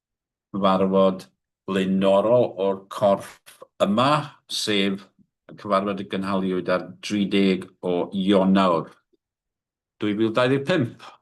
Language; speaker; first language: Welsh; native; Welsh